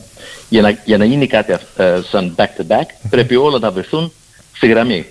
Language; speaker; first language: Greek; early bilingual, heritage; Greek